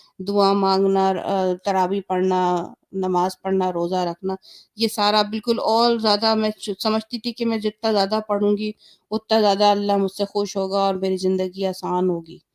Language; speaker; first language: Urdu; native; Urdu